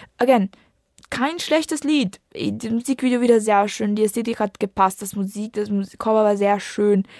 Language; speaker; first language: German; early bilingual, other home language; Italian